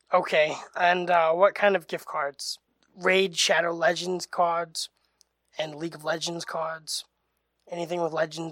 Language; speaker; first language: English; native; English